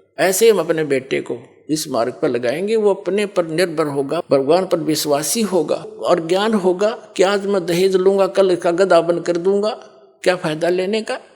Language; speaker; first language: Hindi; native; Hindi